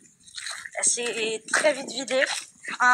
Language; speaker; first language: French; native; French